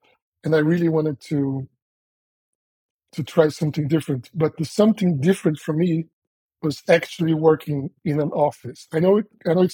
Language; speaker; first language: English; non-native, fluent; Portuguese